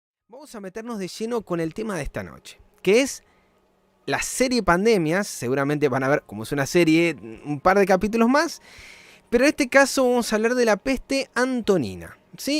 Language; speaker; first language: Spanish; native; Spanish